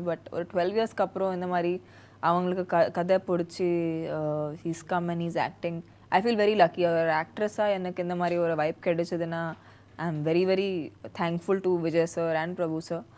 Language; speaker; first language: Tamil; non-native, fluent; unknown